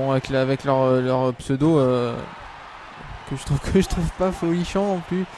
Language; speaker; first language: French; native; French